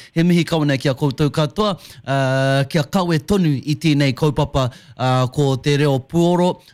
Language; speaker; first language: Māori; native; Māori